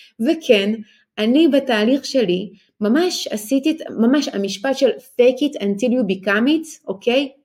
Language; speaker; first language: Hebrew; early bilingual, other home language; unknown